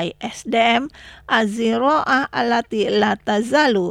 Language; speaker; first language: Arabic; non-native, learner; Indonesian